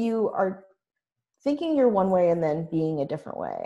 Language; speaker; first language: English; native; English